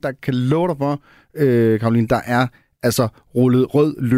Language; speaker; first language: Danish; native; Danish